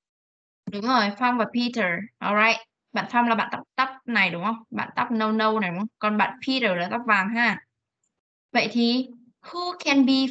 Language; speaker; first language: Vietnamese; native; Vietnamese